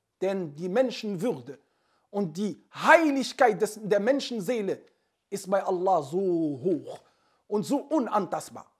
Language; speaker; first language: German; non-native, fluent; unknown